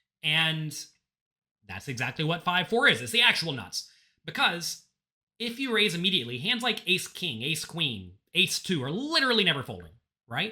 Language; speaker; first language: English; native; English